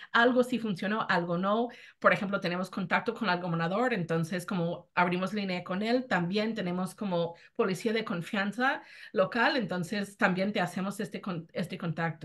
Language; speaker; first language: Spanish; non-native, fluent; English